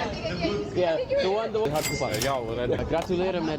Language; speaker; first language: Norwegian; non-native, learner; English